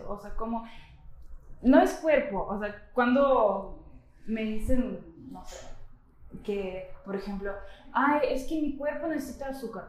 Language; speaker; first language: Spanish; non-native, fluent; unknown